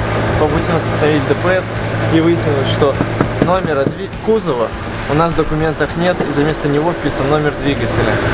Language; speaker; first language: Russian; native; Russian